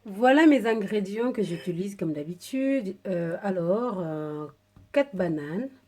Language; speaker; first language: French; non-native, fluent; Indonesian